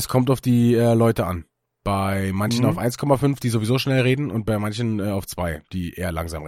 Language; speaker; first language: German; native; German